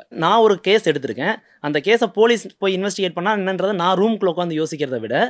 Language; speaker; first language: Tamil; native; Tamil